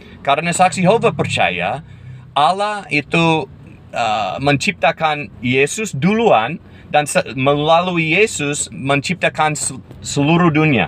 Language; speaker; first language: Indonesian; non-native, fluent; English